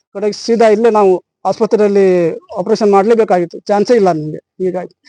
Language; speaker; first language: Kannada; non-native, local second language; Konkani